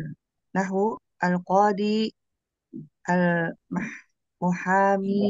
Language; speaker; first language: Arabic; non-native, learner; Indonesian